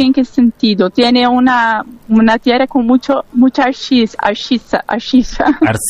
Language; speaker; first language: Spanish; non-native, learner; Portuguese